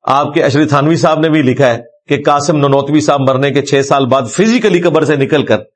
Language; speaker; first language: Urdu; non-native, local second language; Punjabi